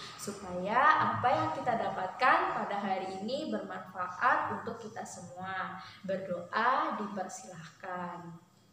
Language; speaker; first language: Indonesian; native; Indonesian